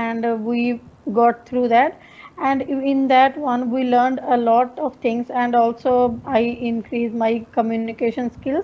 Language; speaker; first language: English; non-native, local second language; Punjabi